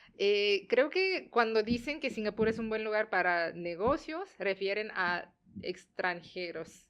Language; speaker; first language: Spanish; non-native, fluent; Tamil